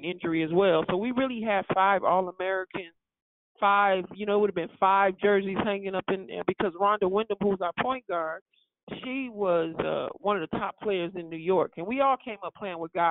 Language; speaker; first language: English; native; English